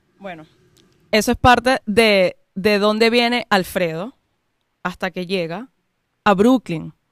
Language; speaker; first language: Spanish; native; Spanish